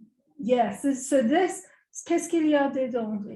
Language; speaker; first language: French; non-native, learner; English